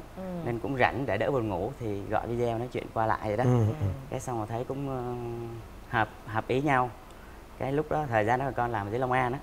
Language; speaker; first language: Vietnamese; native; Vietnamese